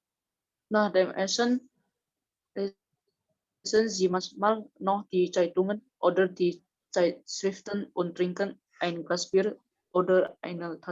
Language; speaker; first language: German; non-native, learner; Indonesian